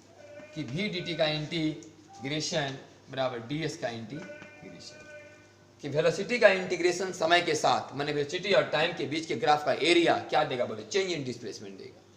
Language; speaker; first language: Hindi; native; Hindi